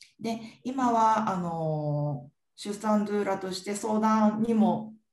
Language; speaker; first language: Japanese; native; Japanese